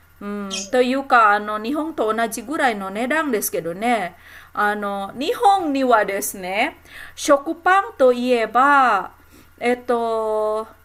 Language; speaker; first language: Japanese; non-native, fluent; Indonesian